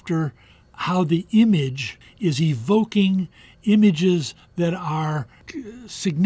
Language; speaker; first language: English; native; English